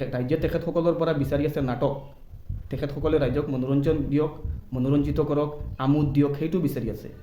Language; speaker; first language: Assamese; non-native, local second language; Bangla